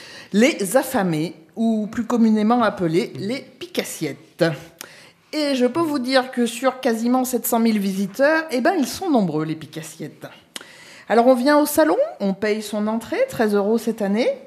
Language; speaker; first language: French; native; French